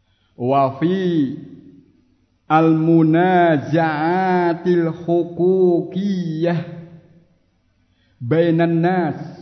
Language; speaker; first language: Arabic; non-native, fluent; Indonesian